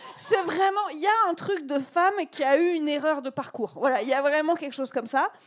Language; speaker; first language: French; native; French